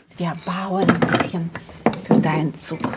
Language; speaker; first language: German; non-native, learner; Ukrainian